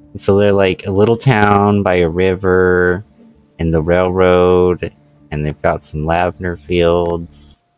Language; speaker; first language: English; native; English